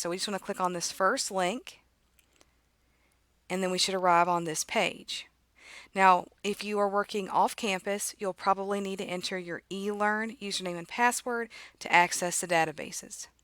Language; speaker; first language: English; native; English